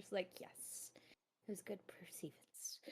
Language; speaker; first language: English; native; English